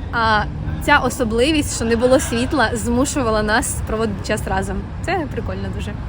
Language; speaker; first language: Ukrainian; native; Ukrainian